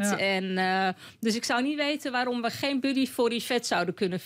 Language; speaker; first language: Dutch; native; Dutch